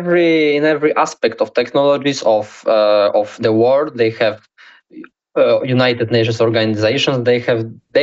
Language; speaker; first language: English; non-native, learner; Polish